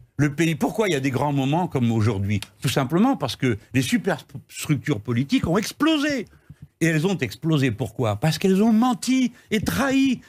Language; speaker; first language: French; native; French